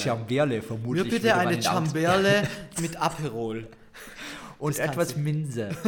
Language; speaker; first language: German; native; German